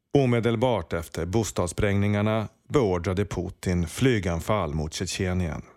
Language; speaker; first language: Swedish; native; Swedish